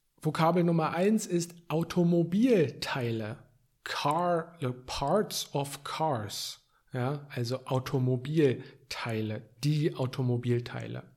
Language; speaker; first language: German; native; German